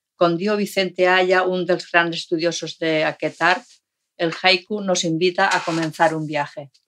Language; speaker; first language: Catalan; non-native, local second language; Spanish